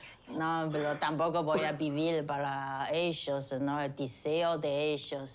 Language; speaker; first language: Spanish; non-native, fluent; Chinese